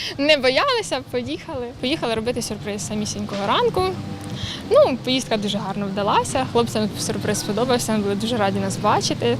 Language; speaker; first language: Ukrainian; native; Ukrainian